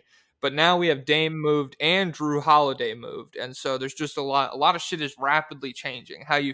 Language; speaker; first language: English; native; English